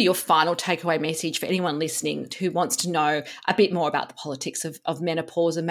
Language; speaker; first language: English; native; English